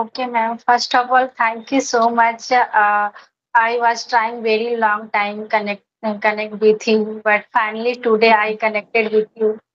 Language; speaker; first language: English; non-native, learner; Hindi